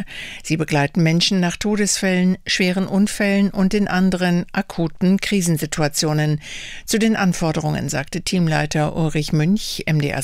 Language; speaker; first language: German; native; German